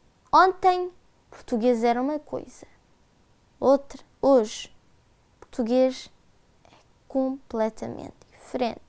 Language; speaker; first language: Portuguese; early bilingual, heritage; Portuguese